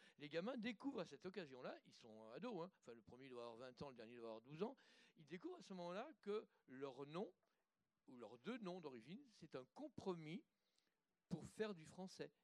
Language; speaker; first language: French; native; French